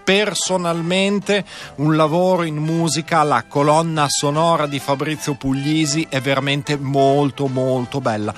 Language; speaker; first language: Italian; native; Italian